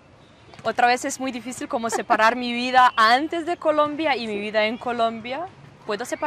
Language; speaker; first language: Spanish; non-native, fluent; Serbian